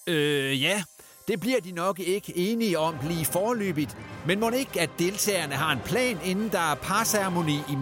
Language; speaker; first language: Danish; native; Danish